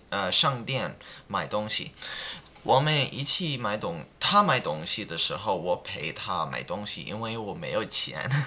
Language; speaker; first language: Chinese; non-native, learner; English